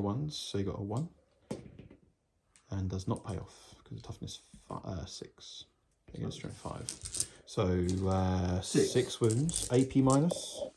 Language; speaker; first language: English; native; English